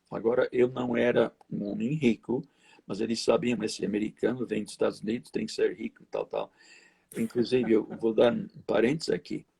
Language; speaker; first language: Portuguese; non-native, fluent; English